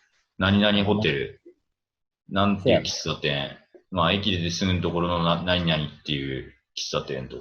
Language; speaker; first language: Japanese; native; Japanese